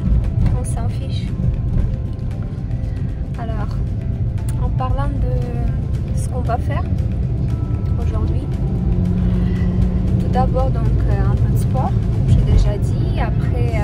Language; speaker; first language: French; non-native, fluent; Russian